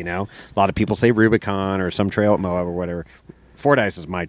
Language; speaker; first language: English; native; English